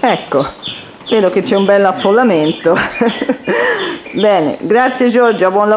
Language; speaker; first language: Italian; native; Italian